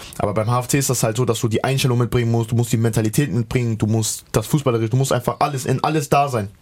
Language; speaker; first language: German; native; German